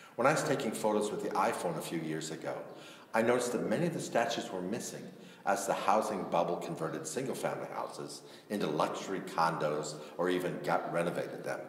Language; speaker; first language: English; native; English